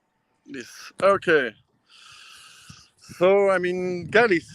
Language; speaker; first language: English; non-native, learner; French